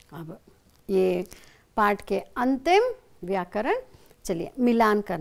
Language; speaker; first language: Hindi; non-native, local second language; Kannada